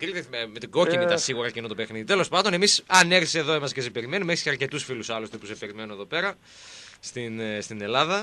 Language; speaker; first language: Greek; native; Greek